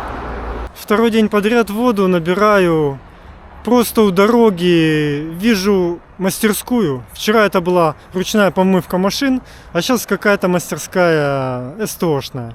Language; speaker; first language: Russian; native; Russian